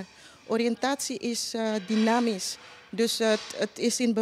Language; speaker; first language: Dutch; non-native, local second language; Papiamento